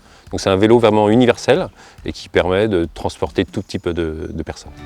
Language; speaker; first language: French; native; French